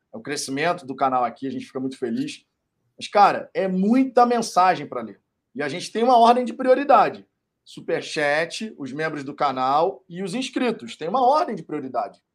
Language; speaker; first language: Portuguese; native; Portuguese